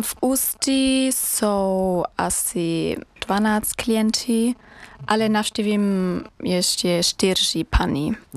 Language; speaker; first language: Czech; non-native, learner; German